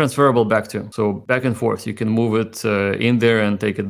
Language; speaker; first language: English; native; English